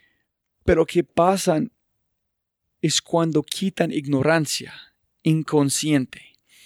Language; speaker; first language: Spanish; non-native, fluent; English